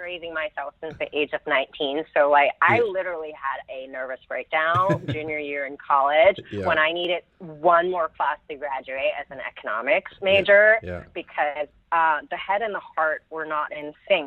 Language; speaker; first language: English; non-native, local second language; Cantonese